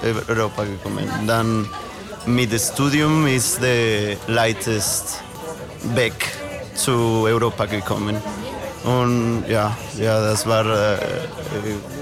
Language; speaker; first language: German; non-native, learner; Spanish